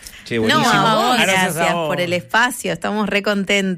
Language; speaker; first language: Spanish; native; Spanish